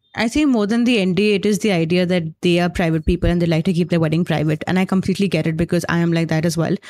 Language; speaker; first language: English; non-native, local second language; Hindi